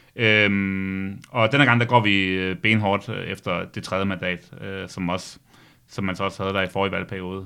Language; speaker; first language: Danish; native; Danish